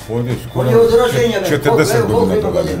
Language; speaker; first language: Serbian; non-native, learner; Macedonian